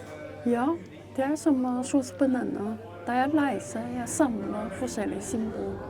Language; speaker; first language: Norwegian; non-native, learner; Chinese